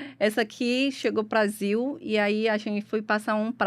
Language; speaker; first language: Portuguese; non-native, learner; Chinese